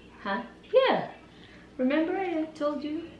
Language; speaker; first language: English; non-native, learner; Filipino